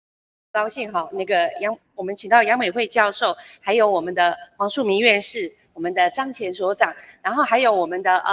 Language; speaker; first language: Chinese; native; Chinese